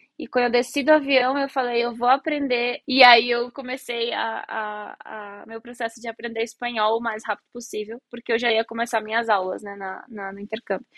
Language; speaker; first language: Portuguese; native; Portuguese